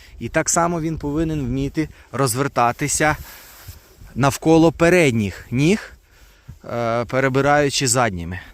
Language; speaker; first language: Ukrainian; non-native, local second language; Russian